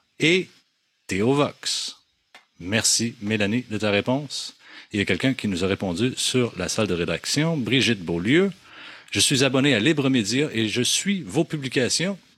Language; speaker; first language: French; native; French